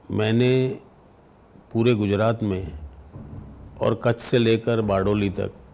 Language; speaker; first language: Hindi; native; Hindi